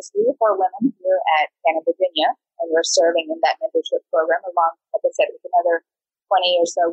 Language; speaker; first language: English; native; English